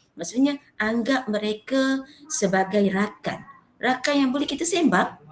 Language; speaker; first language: Malay; native; Malay